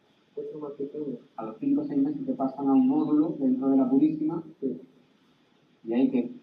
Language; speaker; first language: Spanish; non-native, learner; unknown